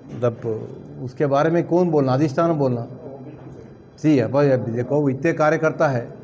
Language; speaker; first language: Hindi; non-native, local second language; Telugu